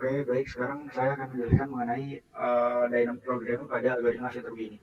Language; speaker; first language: Indonesian; native; Indonesian